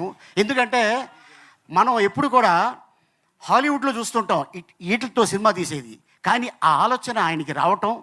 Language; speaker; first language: Telugu; native; Telugu